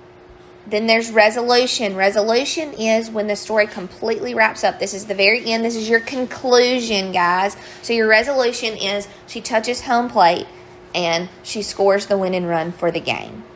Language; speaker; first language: English; native; English